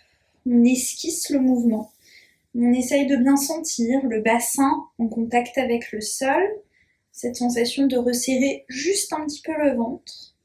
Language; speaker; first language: French; native; French